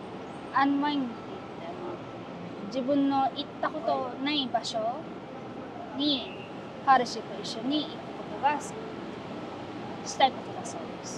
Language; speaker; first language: Japanese; non-native, fluent; Filipino